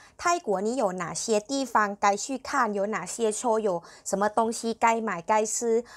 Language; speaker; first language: Chinese; non-native, fluent; Thai